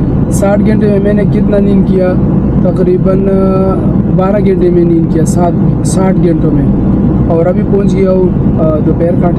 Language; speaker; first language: Hindi; non-native, local second language; Pashto